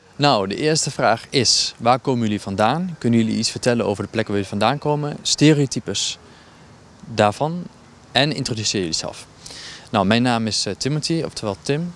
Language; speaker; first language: Dutch; native; Dutch